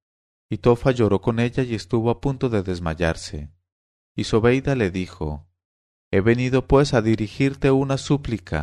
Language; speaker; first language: Spanish; native; Spanish